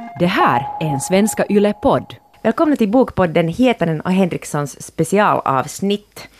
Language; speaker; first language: Swedish; native; Swedish